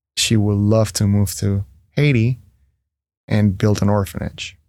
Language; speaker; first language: English; non-native, fluent; Spanish